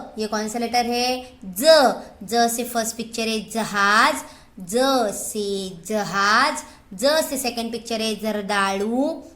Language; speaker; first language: Hindi; non-native, local second language; Marathi